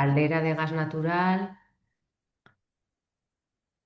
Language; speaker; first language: Spanish; native; Spanish